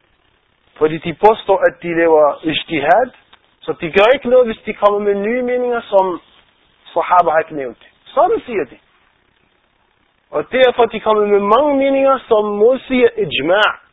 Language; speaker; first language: Danish; non-native, fluent; Arabic